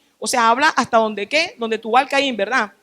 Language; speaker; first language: Spanish; native; Spanish